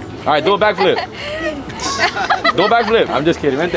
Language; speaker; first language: English; early bilingual, other home language; Spanish